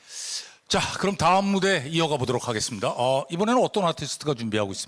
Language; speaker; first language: Korean; native; Korean